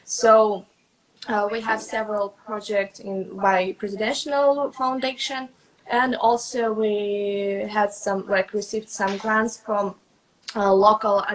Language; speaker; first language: English; non-native, fluent; Russian